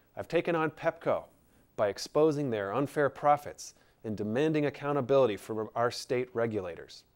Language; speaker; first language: English; native; English